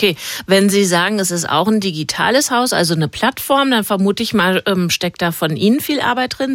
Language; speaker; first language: German; native; German